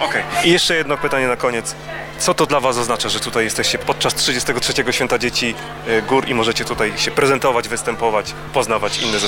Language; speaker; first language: Polish; native; Polish